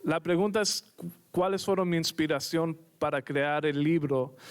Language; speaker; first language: Spanish; early bilingual, heritage; Spanish